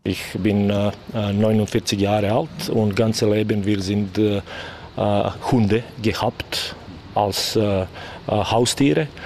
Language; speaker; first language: German; non-native, learner; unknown